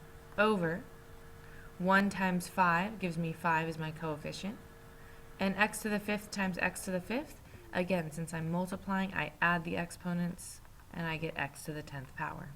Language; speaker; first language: English; native; English